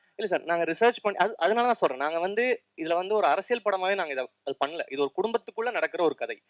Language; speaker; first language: Tamil; native; Tamil